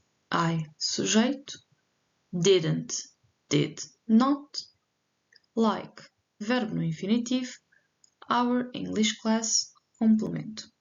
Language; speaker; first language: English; non-native, fluent; Portuguese